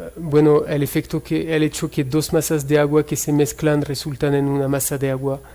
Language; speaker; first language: Spanish; non-native, fluent; French